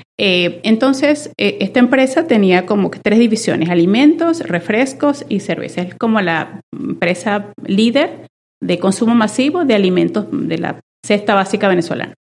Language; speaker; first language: Spanish; native; Spanish